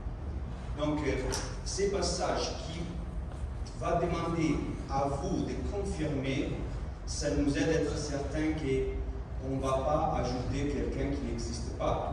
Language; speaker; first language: French; non-native, fluent; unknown